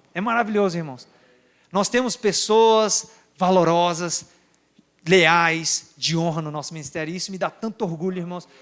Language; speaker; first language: Portuguese; native; Portuguese